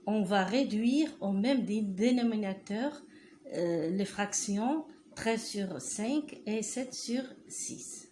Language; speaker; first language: French; non-native, local second language; Arabic